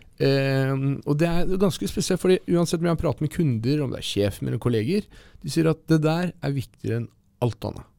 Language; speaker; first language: Norwegian; early bilingual, other home language; Persian